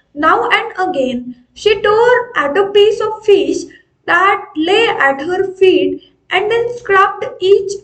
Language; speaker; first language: English; non-native, local second language; Marathi